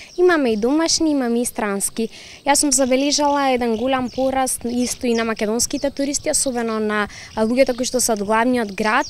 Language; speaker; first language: Macedonian; native; Macedonian